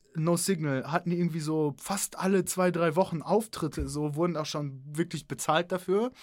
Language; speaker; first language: German; early bilingual, other home language; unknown